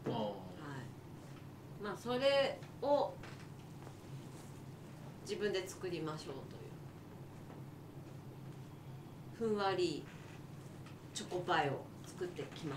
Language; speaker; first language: Japanese; native; Japanese